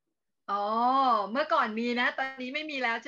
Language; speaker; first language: Thai; native; Thai